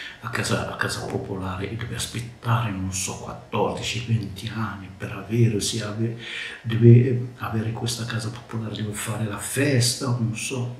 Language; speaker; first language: Italian; non-native, learner; Arabic